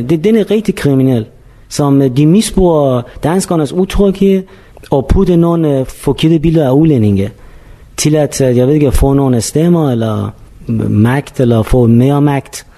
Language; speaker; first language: Danish; non-native, fluent; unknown